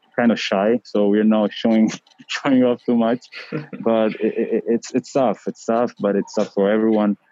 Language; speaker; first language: English; non-native, fluent; Italian